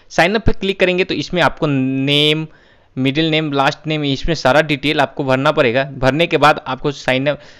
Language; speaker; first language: Hindi; native; Hindi